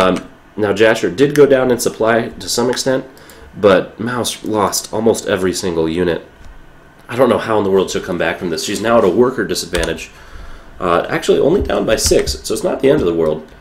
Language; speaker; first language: English; native; English